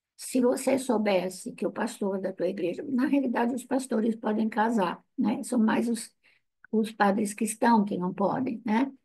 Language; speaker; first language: Portuguese; non-native, fluent; Italian